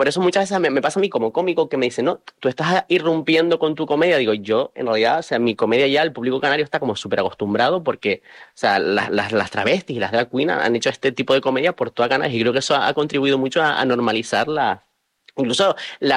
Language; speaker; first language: Spanish; native; Spanish